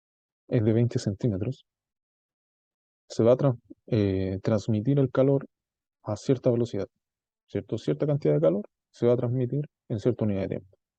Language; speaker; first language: Spanish; native; Spanish